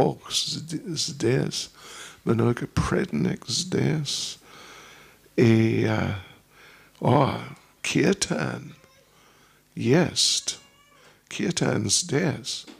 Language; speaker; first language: Russian; non-native, learner; English